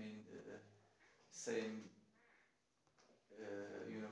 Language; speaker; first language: English; non-native, learner; Turkish